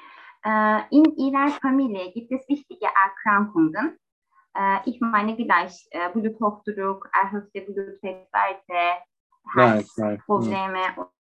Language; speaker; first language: German; non-native, learner; Turkish